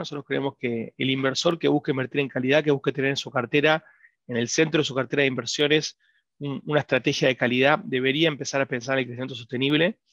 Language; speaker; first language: Spanish; native; Spanish